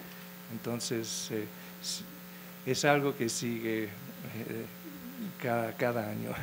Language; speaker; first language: Spanish; non-native, fluent; English